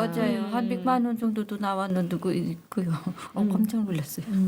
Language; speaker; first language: Korean; non-native, learner; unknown